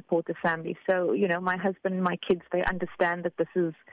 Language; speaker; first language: English; native; English